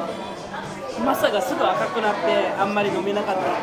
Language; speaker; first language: French; non-native, learner; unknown